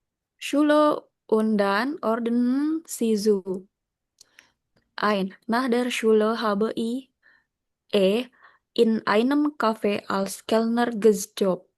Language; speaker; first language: German; non-native, learner; Indonesian